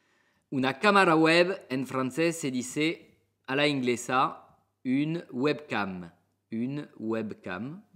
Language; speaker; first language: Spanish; non-native, fluent; French